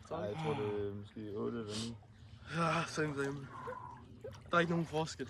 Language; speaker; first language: Danish; non-native, learner; Thai